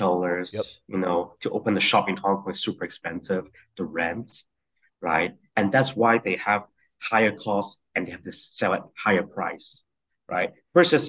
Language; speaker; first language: English; non-native, local second language; Cantonese